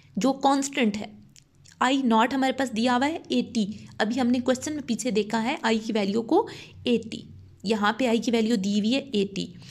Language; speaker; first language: Urdu; non-native, local second language; Punjabi